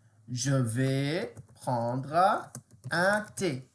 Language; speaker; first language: French; non-native, learner; English